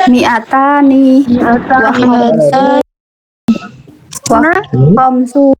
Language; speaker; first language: Arabic; non-native, learner; Indonesian